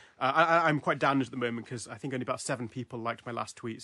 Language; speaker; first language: English; native; English